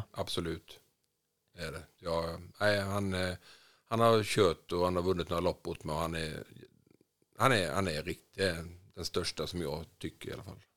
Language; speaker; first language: Swedish; native; Swedish